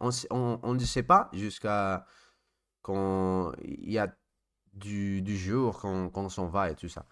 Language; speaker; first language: French; non-native, learner; Spanish